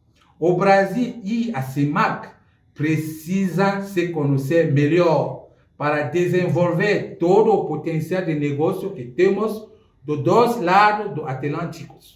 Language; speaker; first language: Portuguese; non-native, fluent; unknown